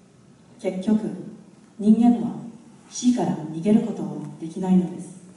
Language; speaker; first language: Japanese; non-native, fluent; English